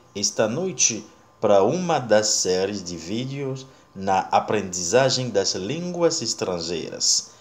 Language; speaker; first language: Portuguese; non-native, learner; Haitian Creole